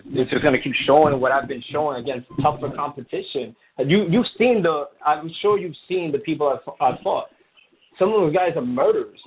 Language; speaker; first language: English; non-native, fluent; Spanish